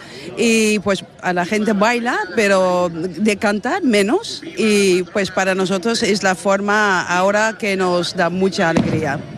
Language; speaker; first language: Spanish; non-native, fluent; Dutch